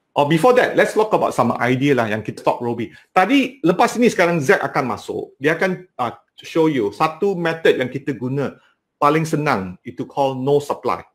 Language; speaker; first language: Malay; non-native, local second language; Cantonese